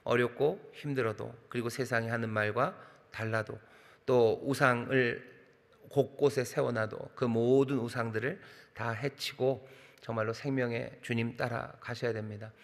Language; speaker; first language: Korean; native; Korean